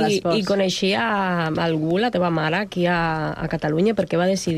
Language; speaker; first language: Catalan; non-native, fluent; Spanish